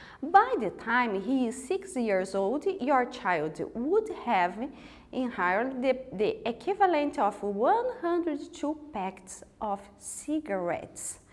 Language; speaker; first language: English; non-native, fluent; Portuguese